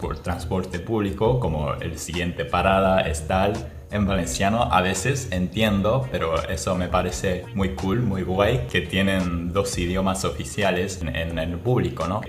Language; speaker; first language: Spanish; non-native, fluent; Japanese